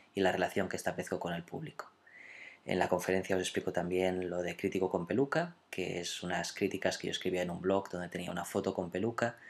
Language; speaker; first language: Spanish; native; Spanish